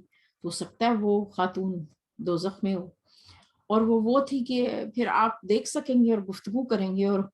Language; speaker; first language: Urdu; native; Urdu